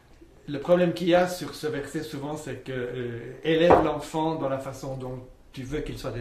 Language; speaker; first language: French; native; French